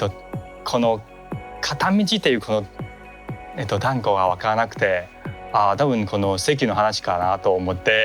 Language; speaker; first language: Japanese; non-native, fluent; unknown